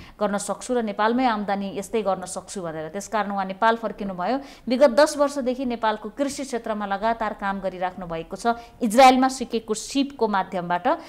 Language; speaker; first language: Nepali; native; Nepali